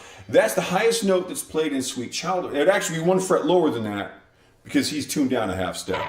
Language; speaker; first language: English; native; English